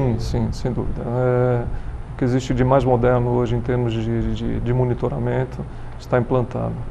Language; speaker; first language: Portuguese; native; Portuguese